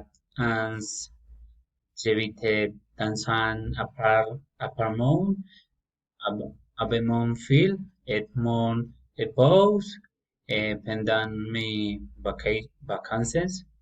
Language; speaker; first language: French; non-native, learner; Spanish